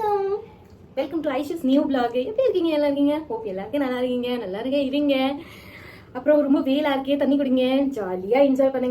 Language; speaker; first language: Tamil; non-native, learner; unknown